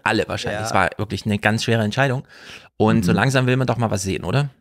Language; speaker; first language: German; native; German